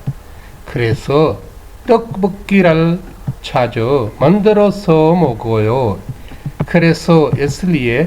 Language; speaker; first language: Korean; non-native, fluent; Urdu